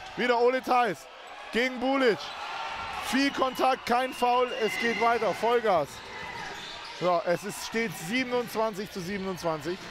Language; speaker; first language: German; native; German